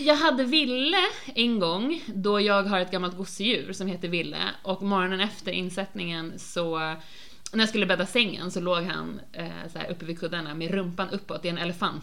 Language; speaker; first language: Swedish; native; Swedish